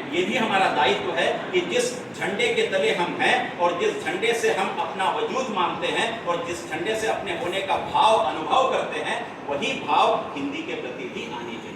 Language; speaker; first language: Hindi; non-native, local second language; Kannada